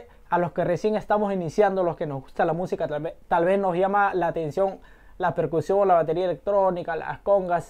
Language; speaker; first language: Spanish; native; Spanish